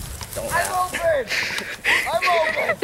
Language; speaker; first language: English; native; English